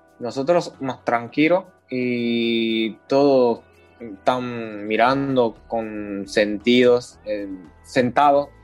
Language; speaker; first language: Spanish; non-native, learner; Japanese